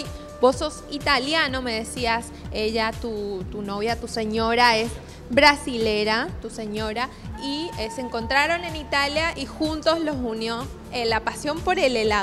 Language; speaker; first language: Spanish; native; Spanish